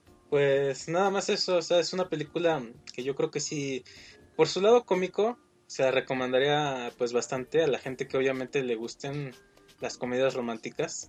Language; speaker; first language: Spanish; native; Spanish